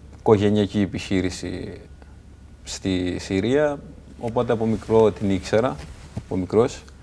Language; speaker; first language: Greek; non-native, fluent; Kurdish